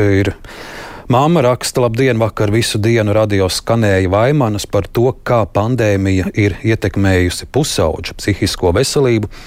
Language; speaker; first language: Latvian; native; Latvian